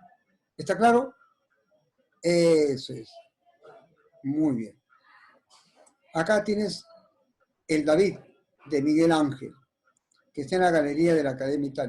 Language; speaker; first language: Spanish; native; Spanish